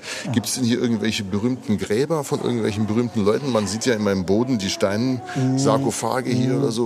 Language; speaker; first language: German; native; German